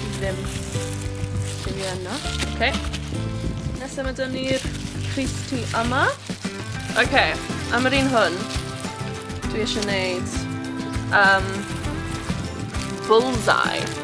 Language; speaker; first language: Welsh; non-native, local second language; English